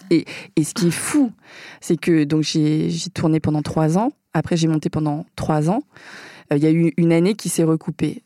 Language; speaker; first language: French; early bilingual, other home language; Vietnamese